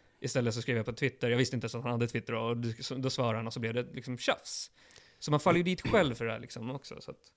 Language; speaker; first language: Swedish; early bilingual, other home language; Kurdish